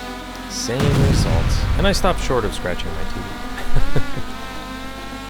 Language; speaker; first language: English; native; English